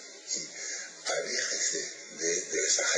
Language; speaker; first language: Spanish; non-native, fluent; French